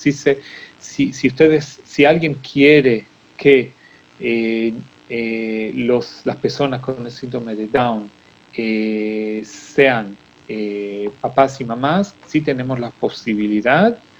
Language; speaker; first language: Spanish; non-native, fluent; Hebrew